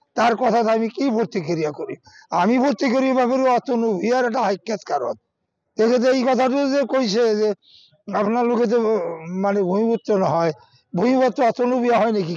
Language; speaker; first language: Assamese; non-native, local second language; Bangla